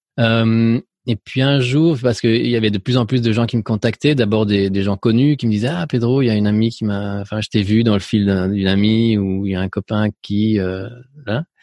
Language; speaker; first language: French; early bilingual, other home language; Spanish